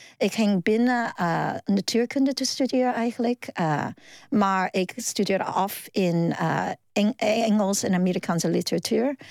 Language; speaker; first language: Dutch; non-native, fluent; Cantonese